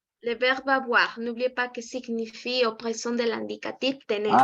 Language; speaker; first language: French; non-native, fluent; Spanish